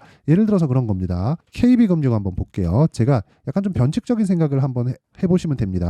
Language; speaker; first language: Korean; native; Korean